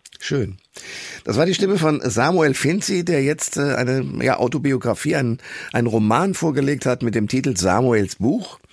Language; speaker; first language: German; native; German